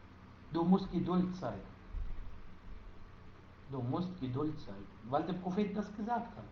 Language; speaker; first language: German; non-native, fluent; Arabic